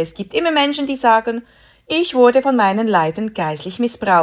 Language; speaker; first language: German; native; German